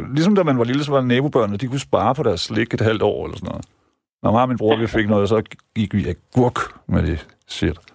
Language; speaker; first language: Danish; native; Danish